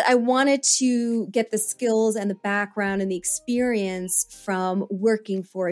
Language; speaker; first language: English; native; English